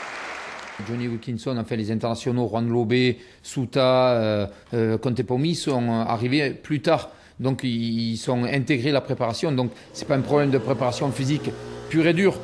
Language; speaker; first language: French; native; French